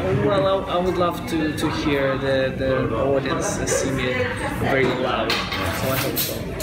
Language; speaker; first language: English; non-native, fluent; Russian